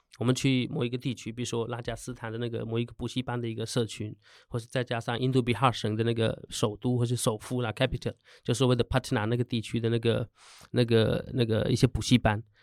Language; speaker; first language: Chinese; non-native, fluent; Hindi